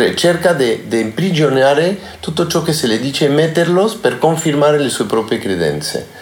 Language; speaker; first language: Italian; non-native, learner; Spanish